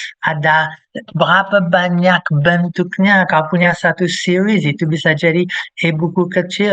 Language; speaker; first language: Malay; non-native, fluent; English